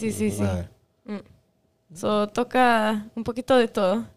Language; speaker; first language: Spanish; non-native, local second language; French